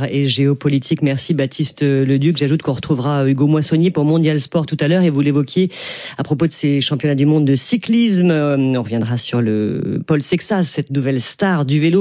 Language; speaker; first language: French; native; French